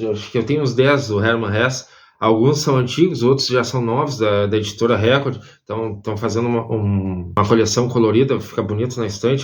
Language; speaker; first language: Portuguese; native; Portuguese